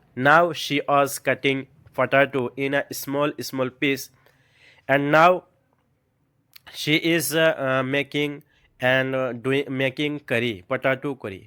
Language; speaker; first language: English; non-native, learner; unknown